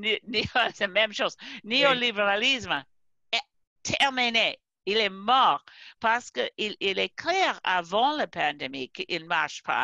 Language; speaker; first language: French; non-native, fluent; English